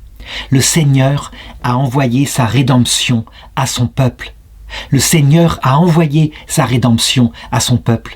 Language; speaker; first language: French; native; French